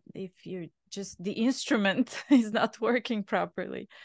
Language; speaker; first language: English; non-native, fluent; Bulgarian